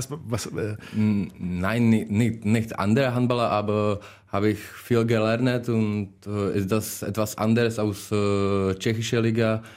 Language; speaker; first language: German; non-native, learner; Czech